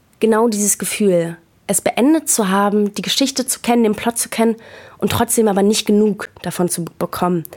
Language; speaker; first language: German; native; German